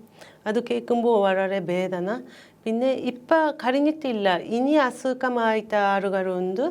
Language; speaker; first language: Malayalam; non-native, learner; Japanese